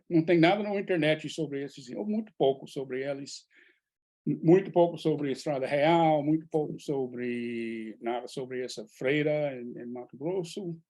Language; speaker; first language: Portuguese; non-native, fluent; English